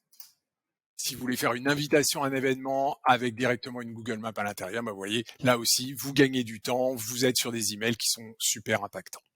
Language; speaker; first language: French; native; French